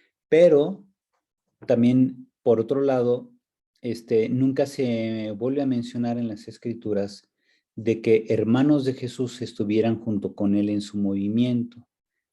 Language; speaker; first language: Spanish; native; Spanish